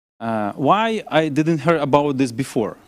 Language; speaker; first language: English; non-native, learner; Ukrainian